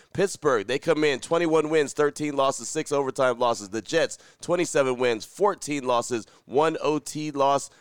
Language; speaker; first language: English; native; English